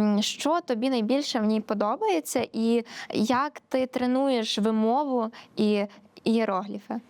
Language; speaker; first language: Ukrainian; native; Ukrainian